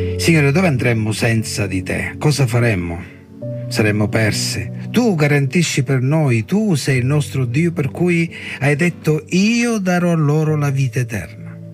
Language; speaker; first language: Italian; early bilingual, heritage; Italian